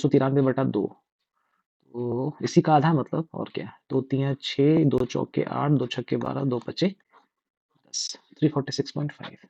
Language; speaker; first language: Hindi; native; Hindi